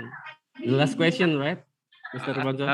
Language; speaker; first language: English; non-native, learner; Indonesian